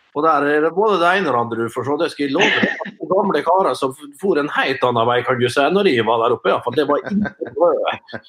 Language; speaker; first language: Norwegian; native; Norwegian